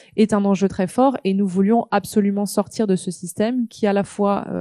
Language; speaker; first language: French; native; French